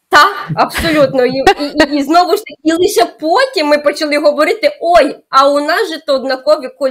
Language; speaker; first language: Ukrainian; native; Ukrainian